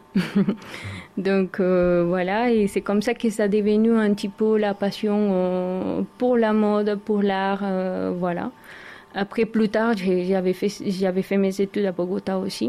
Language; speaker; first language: French; non-native, fluent; Spanish